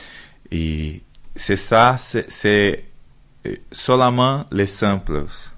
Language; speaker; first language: French; non-native, learner; Portuguese